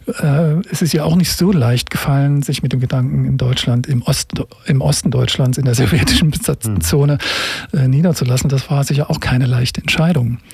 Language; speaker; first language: German; native; German